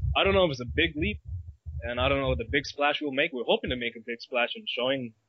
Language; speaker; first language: English; early bilingual, other home language; Malay